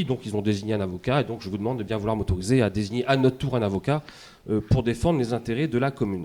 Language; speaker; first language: French; native; French